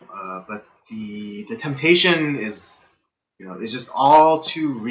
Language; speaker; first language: English; native; English